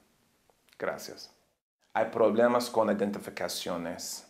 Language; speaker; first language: Spanish; non-native, learner; English